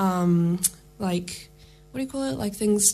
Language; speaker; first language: English; native; English